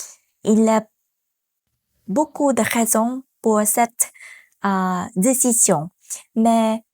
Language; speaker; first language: French; non-native, fluent; Vietnamese